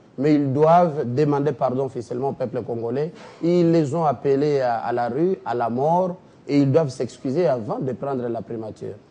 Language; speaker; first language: French; non-native, local second language; Lingala